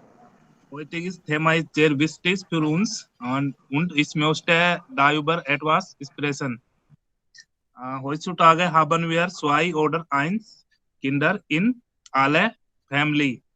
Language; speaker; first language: German; non-native, learner; Hindi